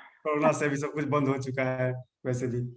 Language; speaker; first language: Hindi; native; Hindi